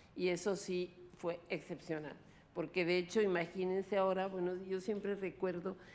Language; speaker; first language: Spanish; early bilingual, other home language; Russian